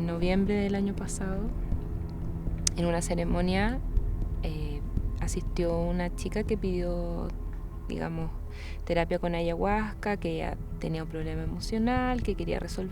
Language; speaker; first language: Spanish; native; Spanish